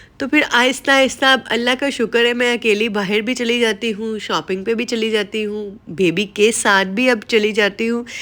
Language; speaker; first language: Urdu; non-native, local second language; Punjabi